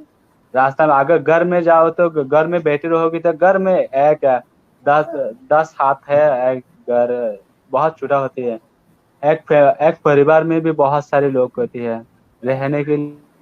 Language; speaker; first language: Hindi; non-native, learner; Rohingya